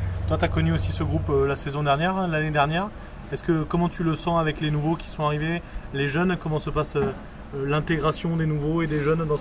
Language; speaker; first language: French; native; French